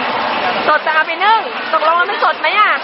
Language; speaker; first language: Thai; native; Thai